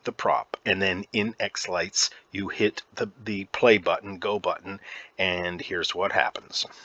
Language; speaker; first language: English; native; English